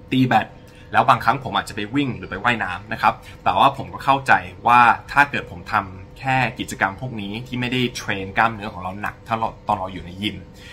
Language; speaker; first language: Thai; early bilingual, heritage; English